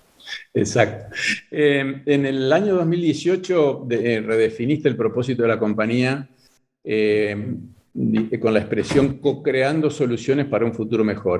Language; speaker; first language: Spanish; native; Spanish